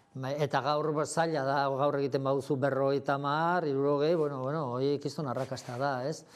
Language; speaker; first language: Basque; non-native, local second language; Spanish